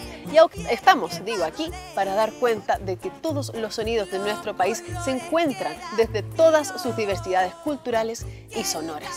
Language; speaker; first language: Spanish; native; Spanish